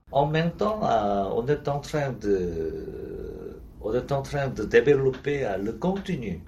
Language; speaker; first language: French; non-native, learner; Korean